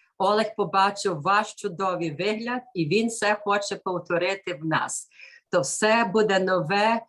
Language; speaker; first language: Ukrainian; early bilingual, heritage; Ukrainian